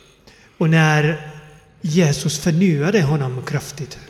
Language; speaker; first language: Swedish; non-native, fluent; Finnish